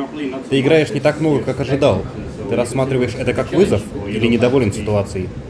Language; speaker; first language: Russian; native; Russian